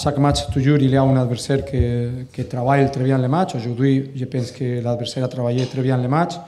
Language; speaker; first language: French; non-native, learner; Catalan